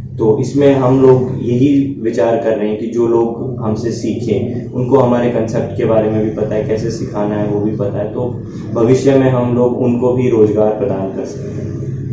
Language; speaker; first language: Hindi; native; Hindi